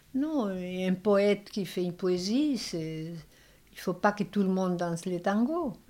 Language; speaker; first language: French; non-native, fluent; Spanish